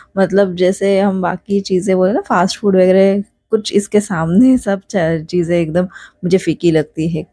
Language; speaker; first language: Hindi; non-native, local second language; Marathi